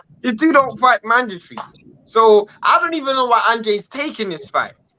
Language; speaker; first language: English; native; English